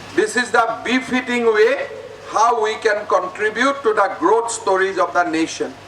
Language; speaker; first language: English; non-native, local second language; Assamese